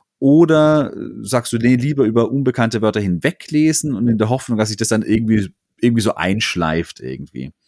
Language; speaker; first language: German; native; German